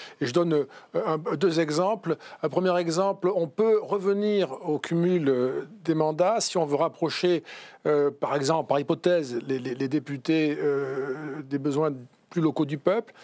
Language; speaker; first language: French; native; French